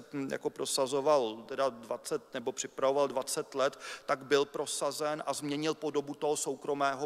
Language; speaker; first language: Czech; native; Czech